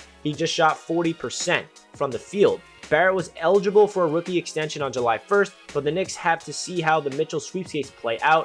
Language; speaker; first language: English; native; English